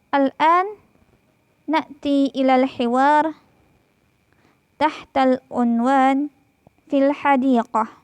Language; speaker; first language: Arabic; non-native, fluent; Indonesian